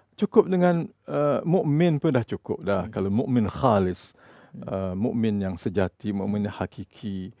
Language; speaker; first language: Malay; native; Malay